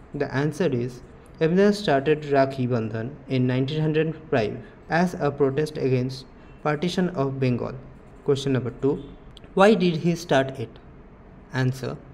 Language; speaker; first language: English; non-native, local second language; Bangla